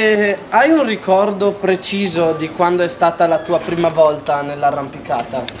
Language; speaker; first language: Italian; native; Italian